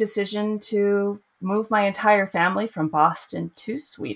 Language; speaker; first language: English; native; English